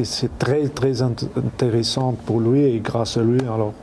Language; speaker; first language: French; non-native, learner; Arabic